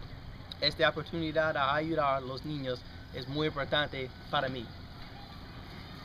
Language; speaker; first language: Spanish; non-native, learner; English